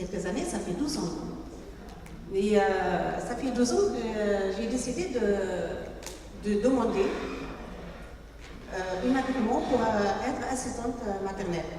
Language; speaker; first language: French; non-native, local second language; Arabic